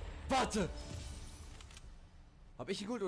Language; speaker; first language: German; native; German